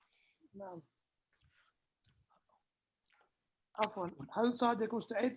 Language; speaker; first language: Arabic; non-native, fluent; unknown